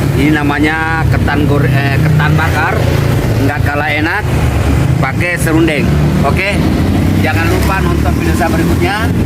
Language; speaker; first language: Indonesian; native; Indonesian